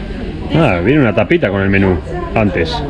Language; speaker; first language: Spanish; native; Spanish